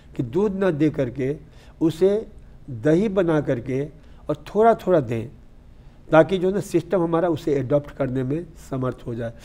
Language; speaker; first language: Hindi; native; Hindi